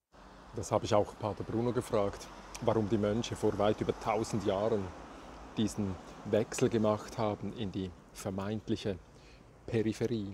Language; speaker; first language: German; native; German